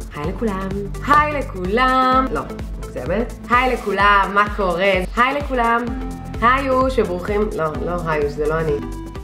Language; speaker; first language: Hebrew; early bilingual, other home language; Russian